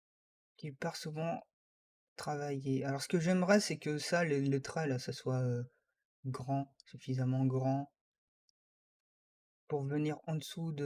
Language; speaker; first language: French; native; French